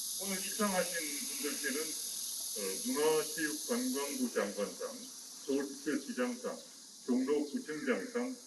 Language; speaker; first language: Korean; native; Korean